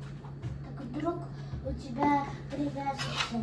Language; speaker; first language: Russian; early bilingual, other home language; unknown